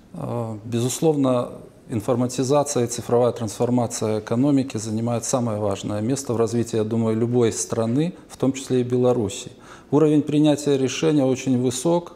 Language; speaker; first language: Russian; native; Russian